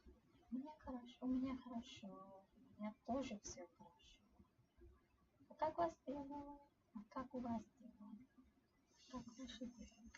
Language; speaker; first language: Russian; non-native, learner; English